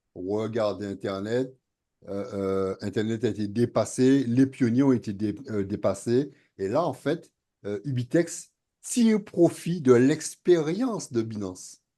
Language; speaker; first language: French; native; French